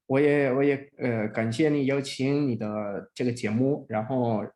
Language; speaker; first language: Chinese; non-native, fluent; Spanish